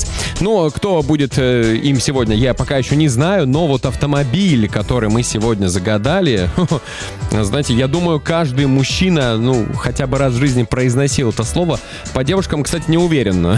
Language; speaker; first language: Russian; native; Russian